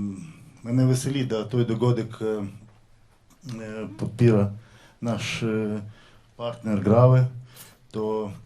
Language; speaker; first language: Slovenian; non-native, learner; Russian